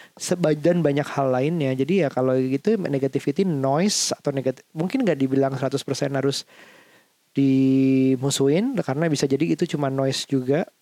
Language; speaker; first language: Indonesian; native; Indonesian